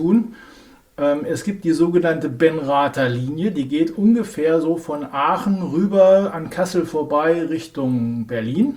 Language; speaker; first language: German; native; German